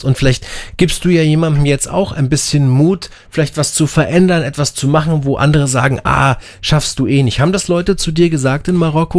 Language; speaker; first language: German; native; German